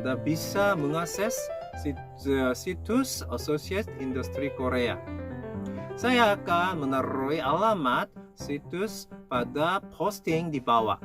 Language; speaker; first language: Indonesian; non-native, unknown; Korean